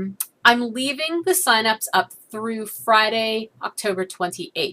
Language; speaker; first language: English; native; English